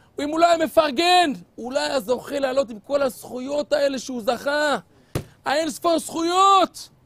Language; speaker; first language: Hebrew; native; Hebrew